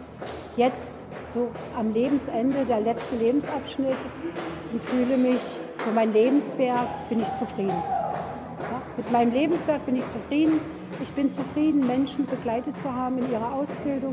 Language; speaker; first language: German; native; German